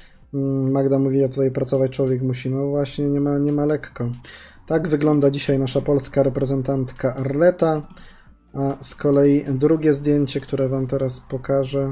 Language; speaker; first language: Polish; native; Polish